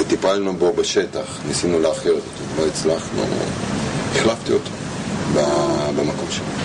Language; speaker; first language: Hebrew; non-native, fluent; Russian